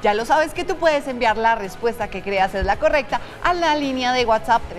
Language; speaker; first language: Spanish; native; Spanish